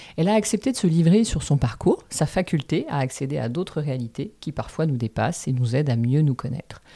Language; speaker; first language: French; native; French